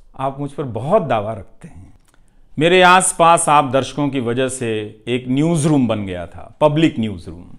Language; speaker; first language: Hindi; non-native, local second language; Bhojpuri